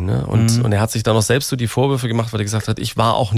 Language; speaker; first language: German; native; German